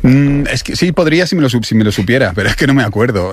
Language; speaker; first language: Spanish; native; Spanish